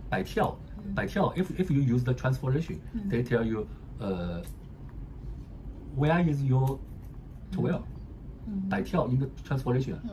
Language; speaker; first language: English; non-native, learner; Chinese